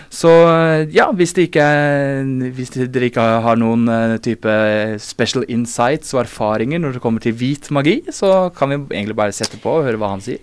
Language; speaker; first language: Norwegian; native; Norwegian